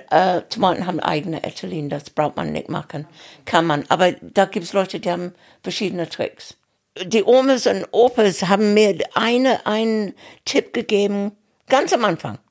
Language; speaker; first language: German; non-native, fluent; English